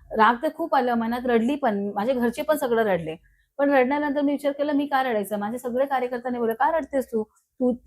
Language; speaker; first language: Marathi; non-native, local second language; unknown